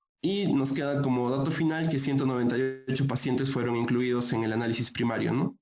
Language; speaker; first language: Spanish; native; Spanish